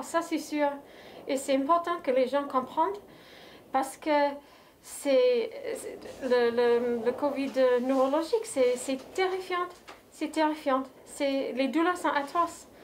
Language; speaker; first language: French; non-native, fluent; English